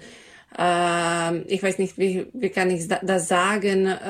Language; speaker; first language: German; non-native, learner; Serbian